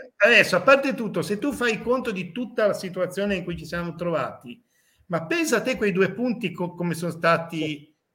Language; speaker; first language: Italian; native; Italian